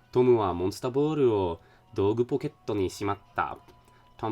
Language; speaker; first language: Japanese; non-native, learner; English